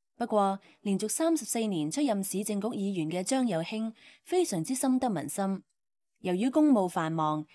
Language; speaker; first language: Cantonese; native; Cantonese